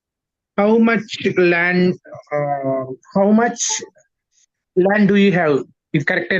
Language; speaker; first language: English; non-native, learner; Telugu